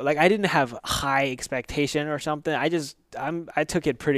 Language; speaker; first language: English; non-native, fluent; Chinese